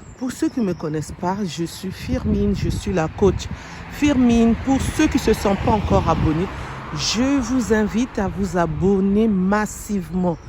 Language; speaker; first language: French; non-native, local second language; Lingala